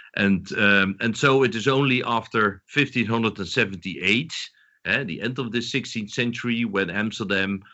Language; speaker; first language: English; non-native, fluent; Dutch